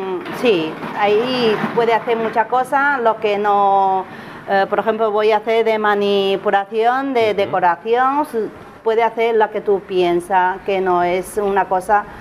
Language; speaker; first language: Spanish; non-native, learner; Chinese